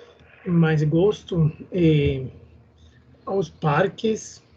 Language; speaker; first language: Portuguese; non-native, learner; Spanish